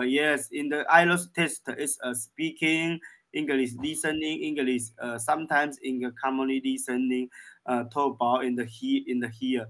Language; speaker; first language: English; non-native, learner; Chinese